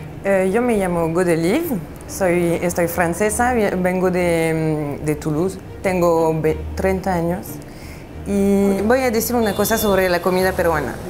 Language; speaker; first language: Spanish; non-native, fluent; French